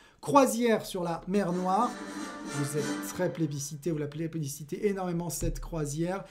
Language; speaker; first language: French; native; French